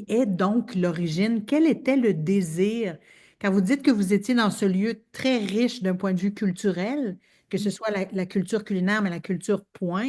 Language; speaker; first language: French; native; French